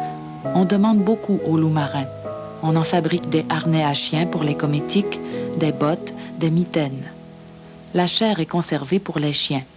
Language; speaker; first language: French; native; French